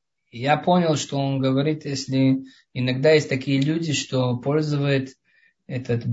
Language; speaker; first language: Russian; early bilingual, heritage; Russian